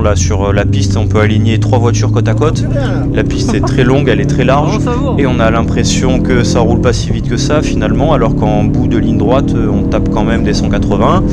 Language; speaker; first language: French; native; French